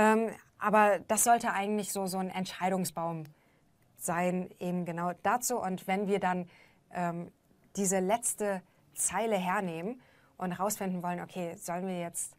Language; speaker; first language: German; native; German